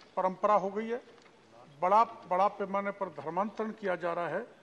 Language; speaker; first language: Hindi; native; Hindi